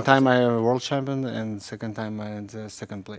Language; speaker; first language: English; non-native, learner; Russian